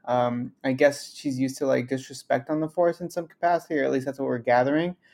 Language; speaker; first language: English; early bilingual, other home language; Spanish